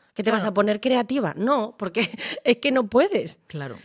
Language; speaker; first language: Spanish; native; Spanish